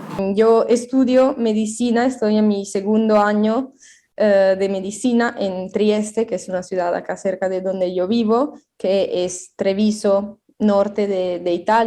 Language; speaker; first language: Spanish; non-native, fluent; Italian